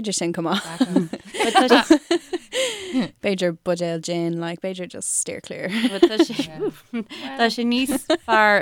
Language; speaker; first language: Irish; non-native, local second language; English